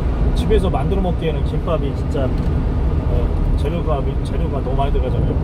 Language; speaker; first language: Korean; native; Korean